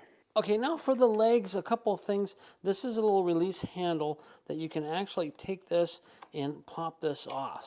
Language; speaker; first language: English; native; English